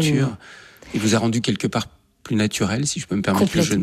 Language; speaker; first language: French; native; French